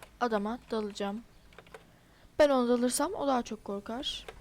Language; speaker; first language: Turkish; native; Turkish